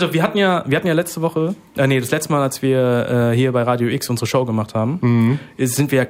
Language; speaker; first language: German; native; German